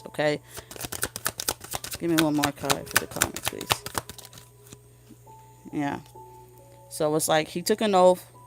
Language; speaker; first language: English; native; English